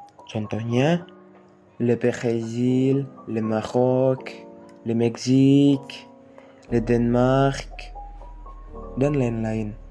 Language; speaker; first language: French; non-native, learner; Indonesian